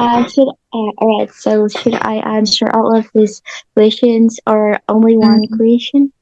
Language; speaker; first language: English; non-native, learner; Indonesian